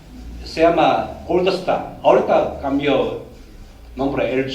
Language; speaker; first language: Spanish; non-native, learner; Korean